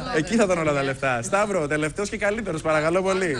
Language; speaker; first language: Greek; native; Greek